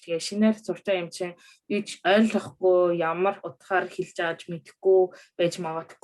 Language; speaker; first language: Mongolian; early bilingual, other home language; Korean